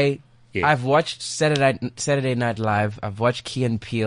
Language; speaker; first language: English; non-native, local second language; Xhosa